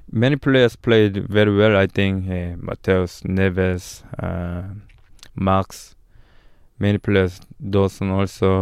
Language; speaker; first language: English; non-native, learner; Korean